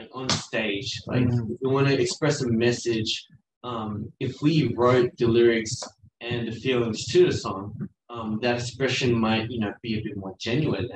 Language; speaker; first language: English; early bilingual, other home language; Korean